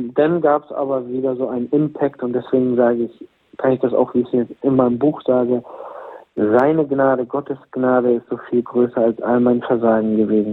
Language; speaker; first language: German; native; German